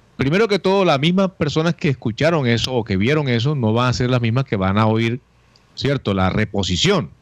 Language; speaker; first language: Spanish; native; Spanish